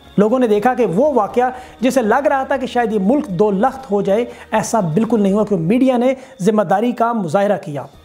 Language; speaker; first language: Urdu; native; Urdu